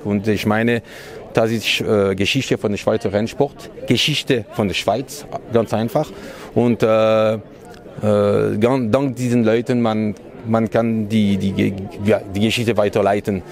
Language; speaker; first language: German; non-native, local second language; Italian